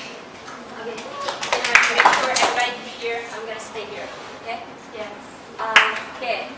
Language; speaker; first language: English; non-native, learner; Vietnamese